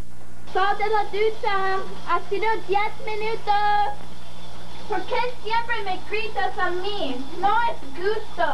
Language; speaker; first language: Spanish; non-native, learner; English